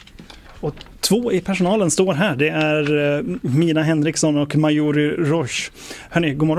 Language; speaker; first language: Swedish; native; Swedish